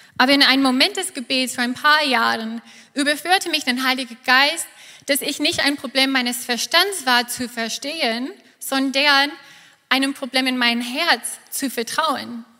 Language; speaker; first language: German; non-native, fluent; English